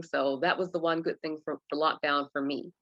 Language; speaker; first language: English; native; English